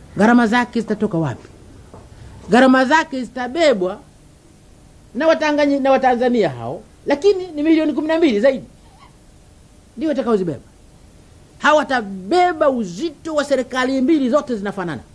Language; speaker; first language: Swahili; non-native, local second language; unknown